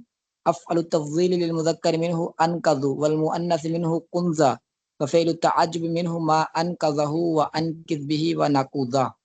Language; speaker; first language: Arabic; non-native, learner; Urdu